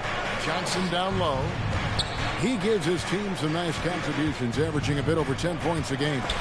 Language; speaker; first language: English; native; English